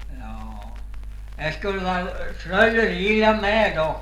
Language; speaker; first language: Swedish; native; Swedish